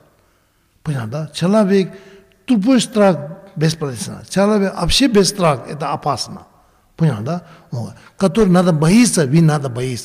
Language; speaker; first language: Russian; non-native, learner; Tibetan